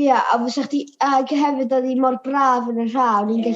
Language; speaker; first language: Welsh; native; Welsh